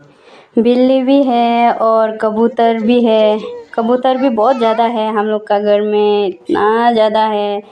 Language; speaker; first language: Hindi; non-native, local second language; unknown